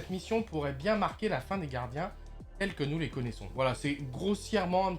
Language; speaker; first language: French; native; French